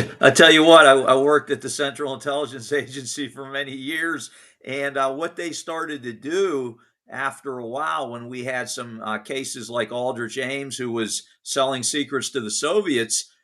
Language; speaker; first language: English; native; English